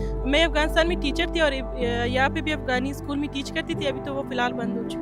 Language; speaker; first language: Urdu; non-native, fluent; Persian